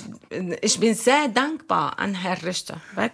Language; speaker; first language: German; non-native, learner; Arabic